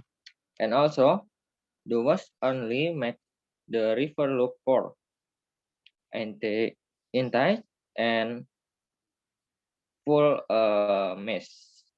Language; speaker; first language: English; non-native, learner; Indonesian